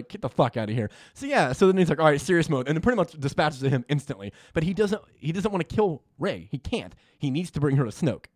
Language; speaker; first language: English; native; English